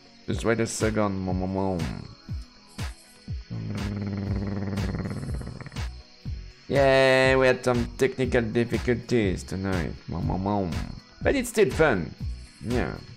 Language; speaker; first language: English; non-native, fluent; French